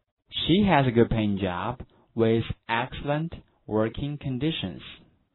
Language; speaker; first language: English; non-native, fluent; Chinese